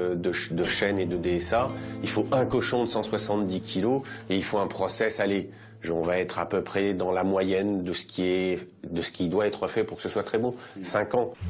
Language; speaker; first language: French; native; French